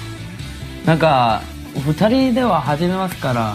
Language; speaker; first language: Japanese; non-native, learner; Korean